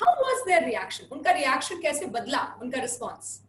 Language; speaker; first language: Hindi; native; Hindi